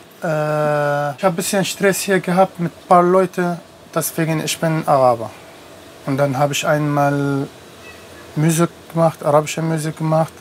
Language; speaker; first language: German; non-native, learner; Arabic